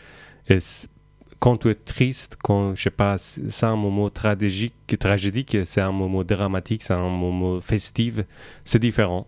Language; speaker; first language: French; non-native, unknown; Persian